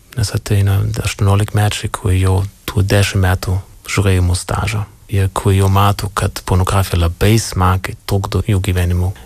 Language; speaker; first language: Lithuanian; non-native, fluent; German